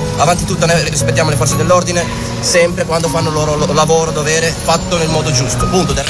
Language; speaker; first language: Italian; non-native, fluent; Arabic